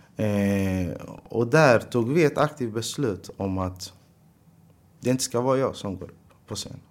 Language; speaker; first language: Swedish; early bilingual, other home language; Arabic